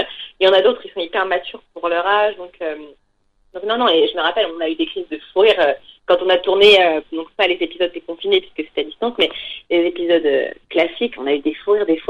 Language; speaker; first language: French; native; French